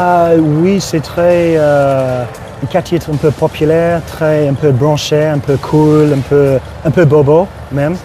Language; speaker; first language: French; non-native, fluent; English